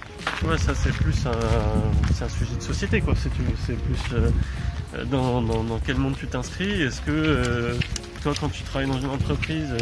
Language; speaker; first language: French; native; French